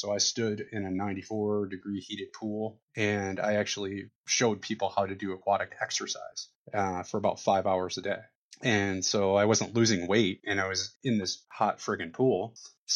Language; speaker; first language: English; native; English